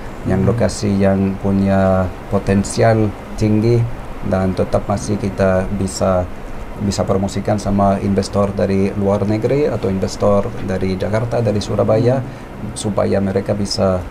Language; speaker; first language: Indonesian; non-native, fluent; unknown